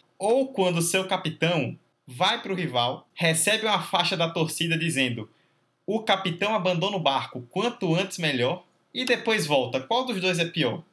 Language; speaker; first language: Portuguese; native; Portuguese